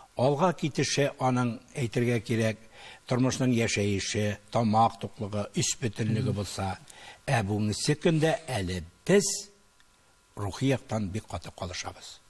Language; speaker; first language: Tatar; native; Tatar